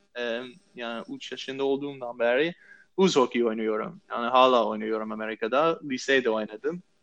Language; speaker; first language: Turkish; non-native, fluent; English